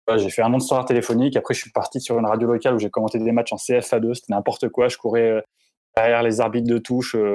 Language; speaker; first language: French; native; French